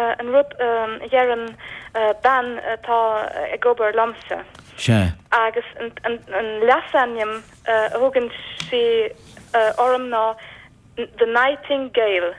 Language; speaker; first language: Irish; non-native, fluent; German